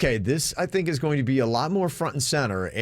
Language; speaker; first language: English; native; English